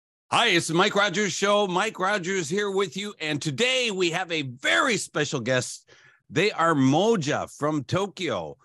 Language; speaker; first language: English; native; English